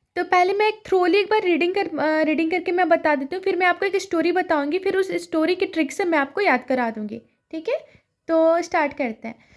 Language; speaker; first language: Hindi; native; Hindi